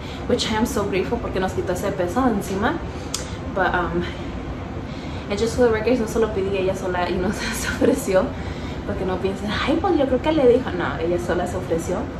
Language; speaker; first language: Spanish; early bilingual, heritage; Spanish